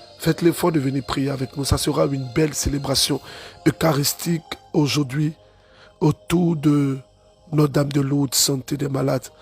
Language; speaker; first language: French; non-native, local second language; Ewe